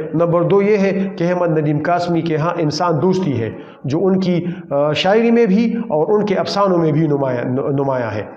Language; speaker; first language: Urdu; non-native, local second language; Pashto